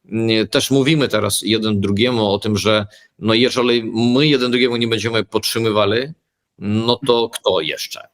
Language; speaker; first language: Polish; early bilingual, heritage; Polish